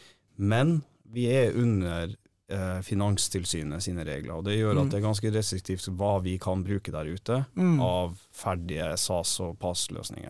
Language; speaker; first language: Norwegian; native; Norwegian